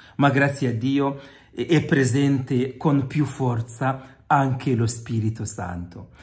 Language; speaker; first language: Italian; non-native, fluent; Kinyarwanda